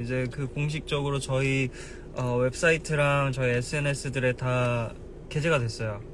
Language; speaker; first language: Korean; native; Korean